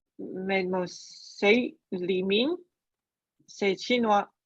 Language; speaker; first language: French; non-native, learner; Chinese